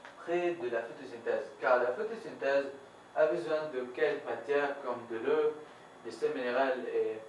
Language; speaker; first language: French; non-native, fluent; Arabic